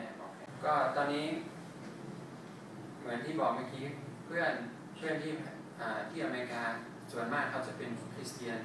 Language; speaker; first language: Thai; non-native, fluent; English